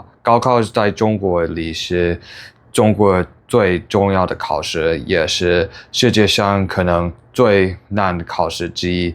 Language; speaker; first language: Chinese; non-native, fluent; English